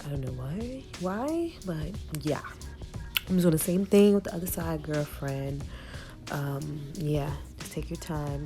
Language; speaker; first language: English; native; English